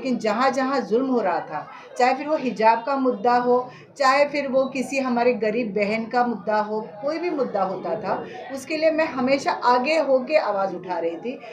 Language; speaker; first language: Hindi; non-native, local second language; Marathi